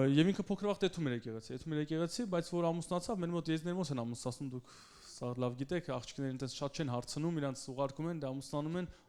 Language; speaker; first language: Armenian; early bilingual, heritage; Russian